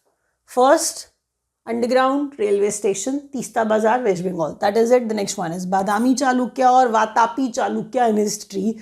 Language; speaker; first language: English; non-native, local second language; Hindi